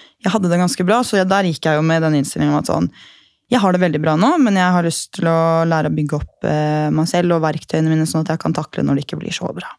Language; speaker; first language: Norwegian; native; Norwegian